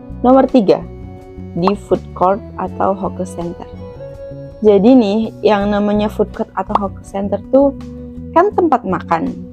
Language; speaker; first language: Indonesian; native; Indonesian